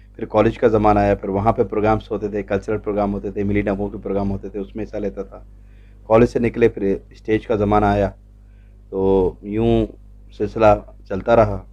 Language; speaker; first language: Urdu; non-native, local second language; Sindhi